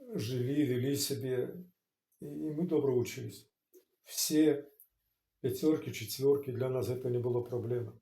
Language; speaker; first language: Russian; non-native, local second language; Belarusian